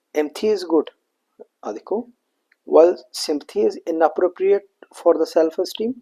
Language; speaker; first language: English; non-native, local second language; Punjabi